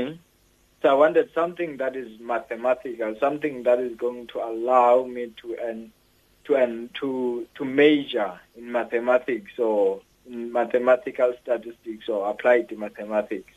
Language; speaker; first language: English; non-native, local second language; Xhosa